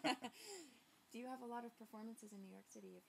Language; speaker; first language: English; native; English